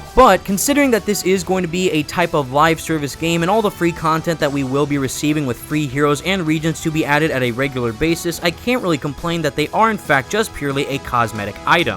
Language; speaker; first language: English; native; English